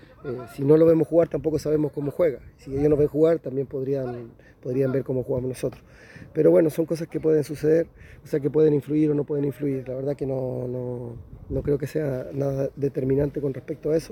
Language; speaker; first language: Spanish; native; Spanish